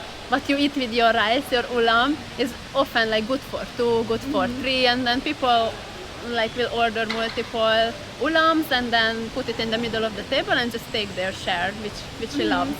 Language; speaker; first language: English; non-native, fluent; Hungarian